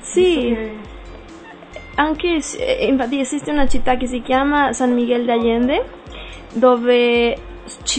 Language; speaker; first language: Italian; non-native, learner; Spanish